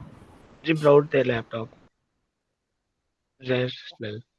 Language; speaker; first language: German; non-native, learner; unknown